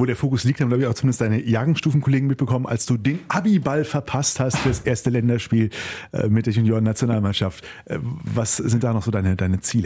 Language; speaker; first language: German; native; German